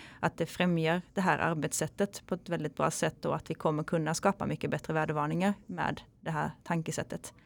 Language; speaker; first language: Swedish; native; Swedish